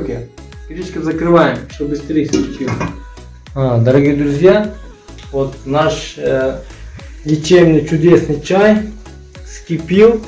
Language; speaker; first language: Russian; non-native, learner; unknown